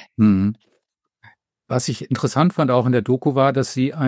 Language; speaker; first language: German; native; German